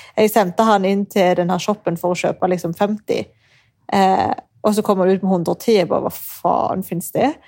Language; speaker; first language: Norwegian; early bilingual, other home language; Arabic